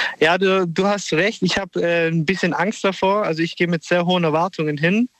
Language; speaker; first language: German; early bilingual, other home language; Italian